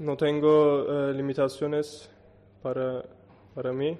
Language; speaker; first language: Spanish; non-native, learner; Turkish